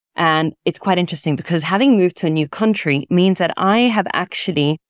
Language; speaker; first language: English; early bilingual, other home language; Italian